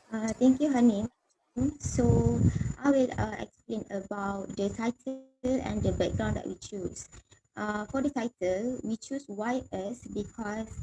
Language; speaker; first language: English; non-native, local second language; Malay